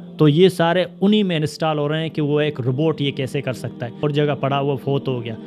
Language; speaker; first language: Urdu; non-native, local second language; Baluchi